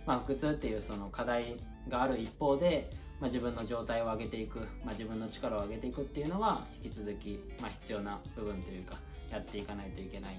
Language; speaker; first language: Japanese; native; Japanese